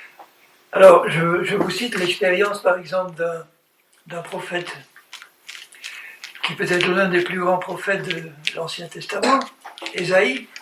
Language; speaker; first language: French; native; French